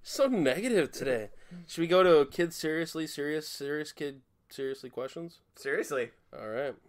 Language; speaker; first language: English; native; English